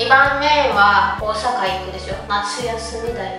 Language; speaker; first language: Japanese; non-native, fluent; Indonesian